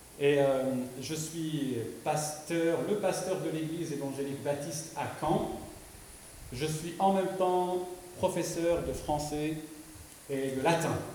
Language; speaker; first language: French; non-native, local second language; Arabic